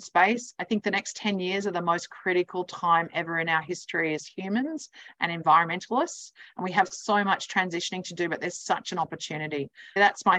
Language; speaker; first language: English; native; English